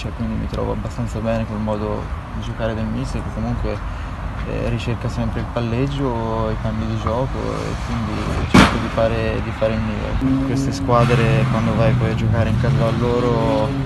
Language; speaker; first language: Italian; native; Italian